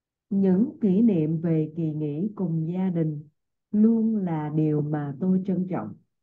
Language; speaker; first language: Vietnamese; native; Vietnamese